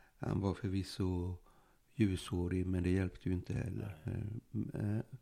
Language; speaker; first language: Swedish; early bilingual, other home language; Polish